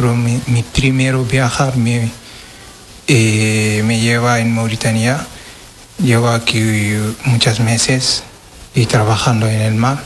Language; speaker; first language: Spanish; non-native, learner; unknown